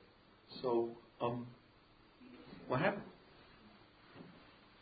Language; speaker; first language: English; native; English